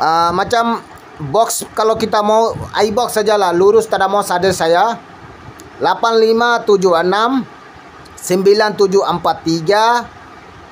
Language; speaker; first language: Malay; non-native, learner; Bangla